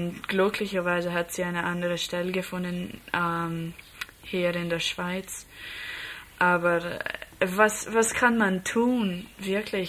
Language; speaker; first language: German; non-native, learner; English